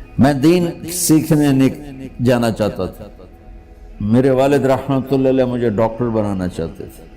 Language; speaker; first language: Urdu; non-native, local second language; Punjabi